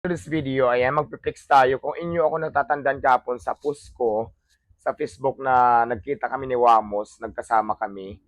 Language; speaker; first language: Filipino; non-native, local second language; Hiligaynon